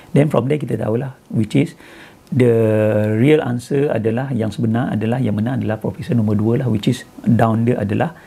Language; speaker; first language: Malay; native; Malay